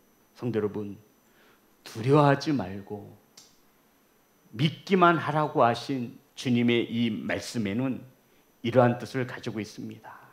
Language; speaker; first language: Korean; native; Korean